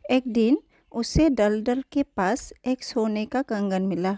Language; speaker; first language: Hindi; non-native, local second language; Assamese